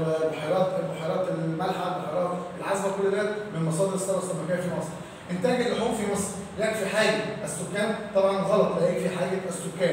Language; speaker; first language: Arabic; native; Arabic